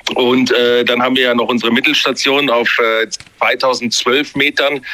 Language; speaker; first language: German; native; German